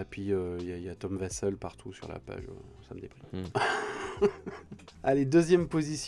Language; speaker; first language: French; native; French